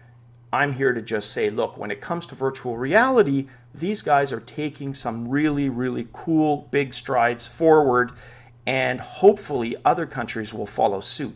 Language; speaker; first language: English; native; English